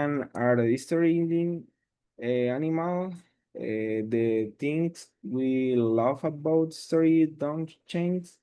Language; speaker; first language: English; non-native, learner; Spanish